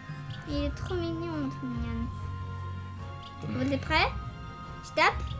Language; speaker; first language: French; early bilingual, heritage; French